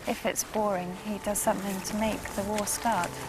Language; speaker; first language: English; native; English